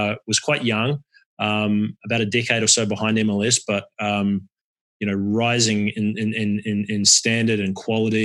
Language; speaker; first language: English; native; English